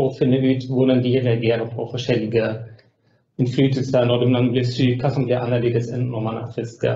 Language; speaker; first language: Norwegian; non-native, fluent; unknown